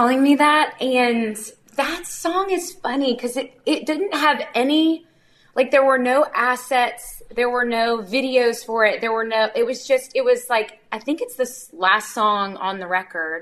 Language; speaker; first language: English; native; English